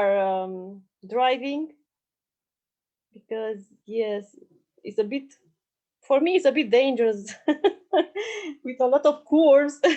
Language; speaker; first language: English; non-native, learner; Romanian